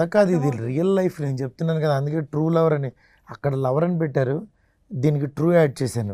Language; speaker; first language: Telugu; native; Telugu